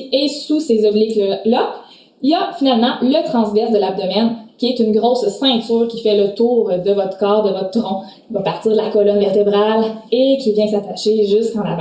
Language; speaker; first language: French; native; French